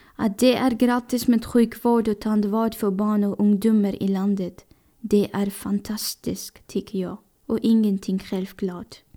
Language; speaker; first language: Swedish; non-native, fluent; Persian